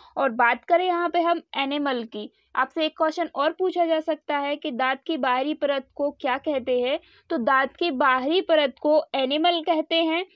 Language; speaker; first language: Hindi; native; Hindi